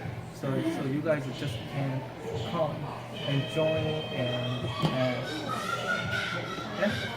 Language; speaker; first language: English; non-native, learner; Korean